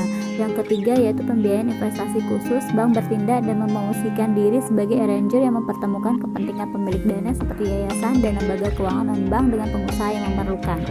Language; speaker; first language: Indonesian; native; Indonesian